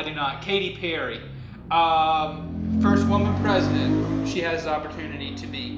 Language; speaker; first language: English; native; English